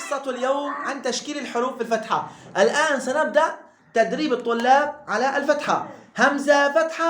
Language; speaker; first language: Arabic; native; Arabic